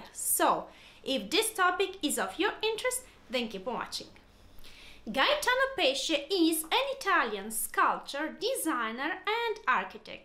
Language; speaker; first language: English; non-native, fluent; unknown